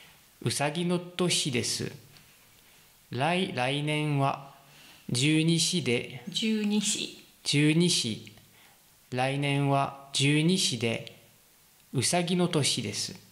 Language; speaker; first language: Japanese; non-native, learner; French